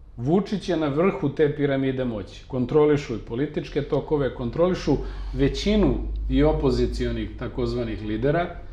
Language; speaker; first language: Serbian; native; Serbian